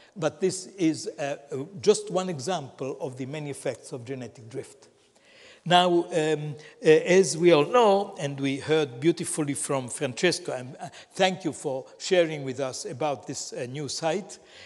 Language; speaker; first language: English; non-native, fluent; Italian